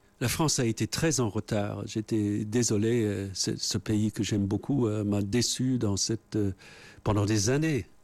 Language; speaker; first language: French; non-native, fluent; English